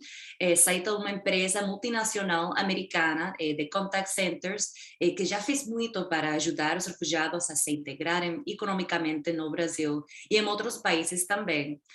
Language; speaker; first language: Portuguese; non-native, fluent; Spanish